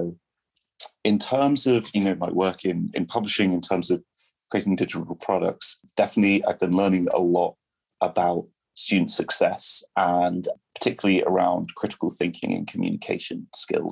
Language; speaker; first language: English; non-native, local second language; French